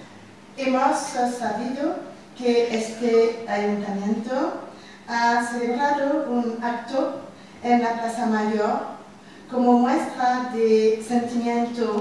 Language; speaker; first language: Spanish; non-native, learner; French